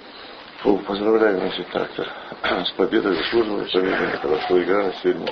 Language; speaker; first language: Russian; native; Russian